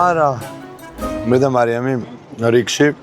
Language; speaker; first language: Georgian; native; Georgian